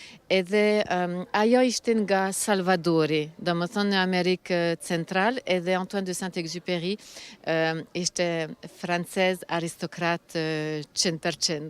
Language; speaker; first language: Albanian; early bilingual, heritage; Albanian